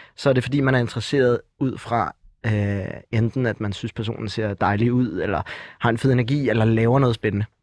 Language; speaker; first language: Danish; native; Danish